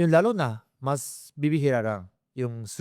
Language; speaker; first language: Filipino; non-native, learner; Japanese